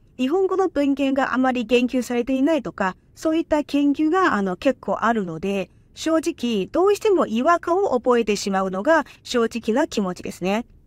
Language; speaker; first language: Japanese; non-native, fluent; Chinese